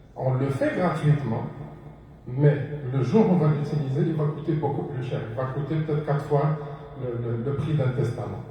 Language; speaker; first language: French; non-native, local second language; Arabic